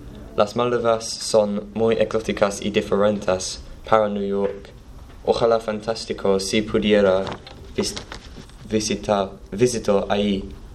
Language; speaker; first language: Spanish; non-native, learner; English